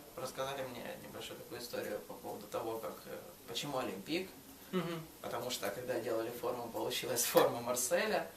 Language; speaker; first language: Russian; native; Russian